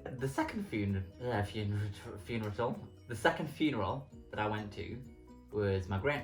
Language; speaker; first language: English; native; English